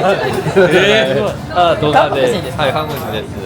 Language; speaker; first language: Japanese; non-native, fluent; Korean